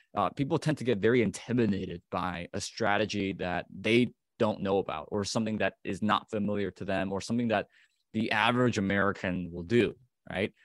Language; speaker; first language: English; native; English